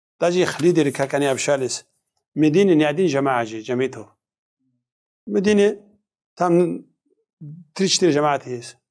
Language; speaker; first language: Russian; non-native, local second language; Kumyk